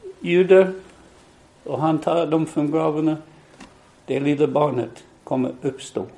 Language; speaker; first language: Swedish; non-native, fluent; English